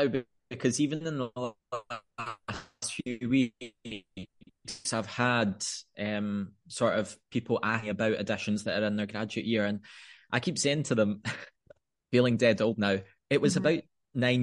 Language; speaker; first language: English; native; English